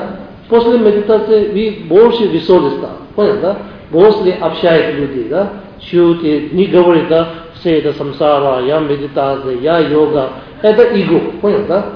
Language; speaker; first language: Russian; non-native, learner; Tibetan